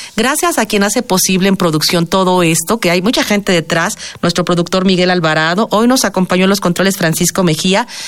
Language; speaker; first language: Spanish; native; Spanish